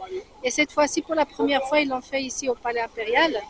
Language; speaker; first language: French; non-native, fluent; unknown